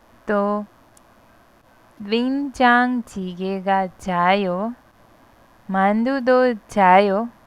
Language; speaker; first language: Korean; non-native, fluent; Hindi